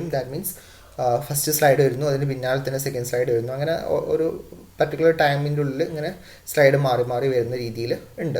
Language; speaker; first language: Malayalam; native; Malayalam